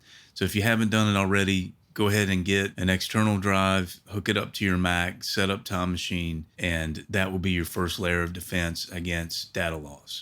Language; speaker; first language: English; native; English